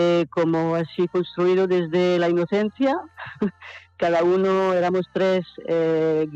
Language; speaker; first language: Spanish; non-native, fluent; French